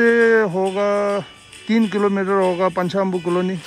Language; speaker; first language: Hindi; non-native, local second language; Tibetan